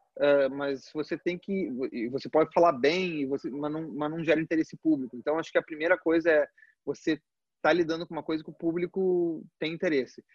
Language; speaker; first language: Portuguese; early bilingual, other home language; Spanish